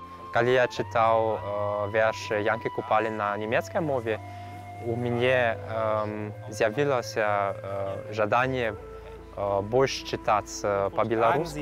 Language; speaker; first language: Belarusian; non-native, fluent; German